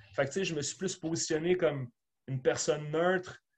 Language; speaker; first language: French; native; French